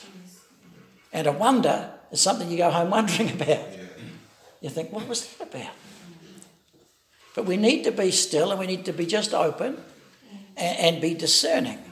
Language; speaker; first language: English; native; English